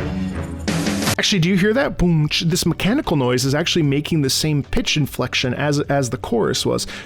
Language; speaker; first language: English; native; English